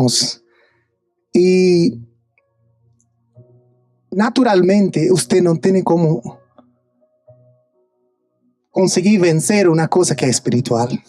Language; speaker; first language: Spanish; non-native, fluent; Portuguese